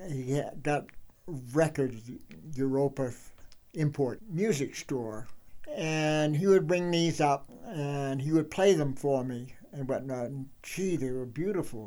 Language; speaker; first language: English; native; English